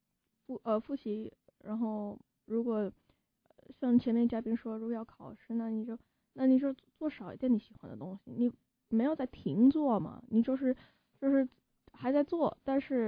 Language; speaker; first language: Chinese; early bilingual, heritage; Chinese